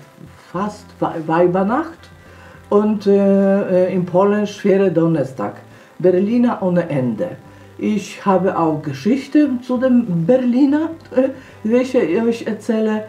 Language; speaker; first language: German; non-native, fluent; Polish